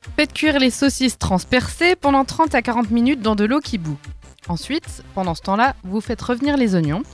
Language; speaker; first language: French; native; French